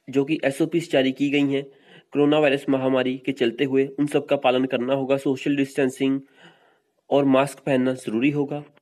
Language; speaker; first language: Hindi; non-native, local second language; Punjabi